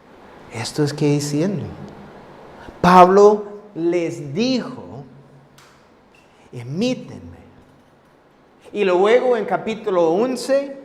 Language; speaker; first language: Spanish; non-native, fluent; English